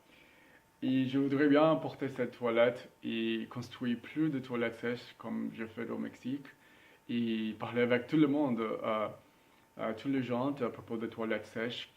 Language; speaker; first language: French; non-native, learner; Spanish